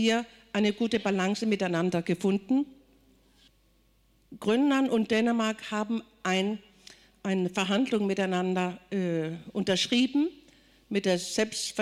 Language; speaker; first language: German; non-native, fluent; Kalaallisut